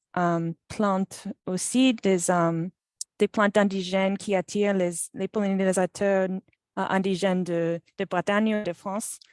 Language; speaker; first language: French; non-native, fluent; English